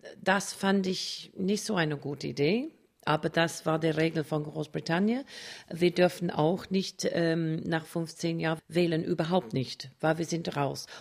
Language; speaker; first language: German; non-native, fluent; English